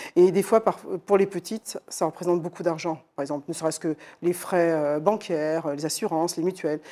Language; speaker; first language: French; native; French